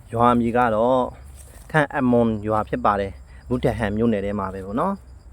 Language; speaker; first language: Burmese; non-native, local second language; Shan